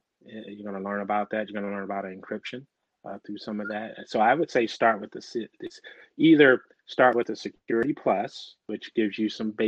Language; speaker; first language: English; native; English